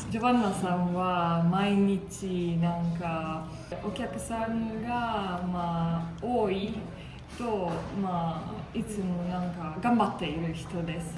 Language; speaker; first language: Japanese; non-native, learner; Italian